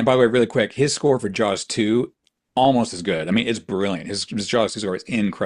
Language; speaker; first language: English; native; English